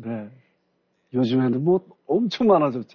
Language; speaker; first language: Korean; native; Korean